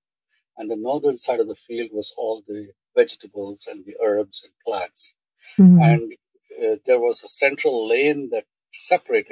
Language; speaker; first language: English; non-native, local second language; Tamil